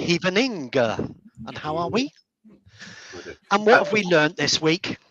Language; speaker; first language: English; native; English